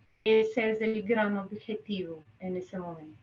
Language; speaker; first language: Spanish; non-native, fluent; Portuguese